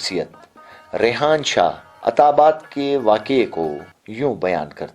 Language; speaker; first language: Urdu; native; Urdu